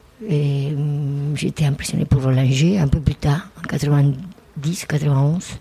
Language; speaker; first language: French; non-native, fluent; Spanish